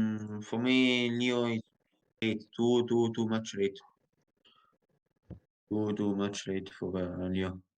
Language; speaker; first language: English; non-native, learner; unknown